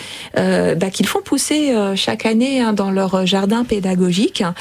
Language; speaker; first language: French; native; French